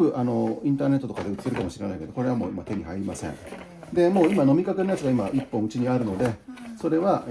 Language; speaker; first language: Japanese; native; Japanese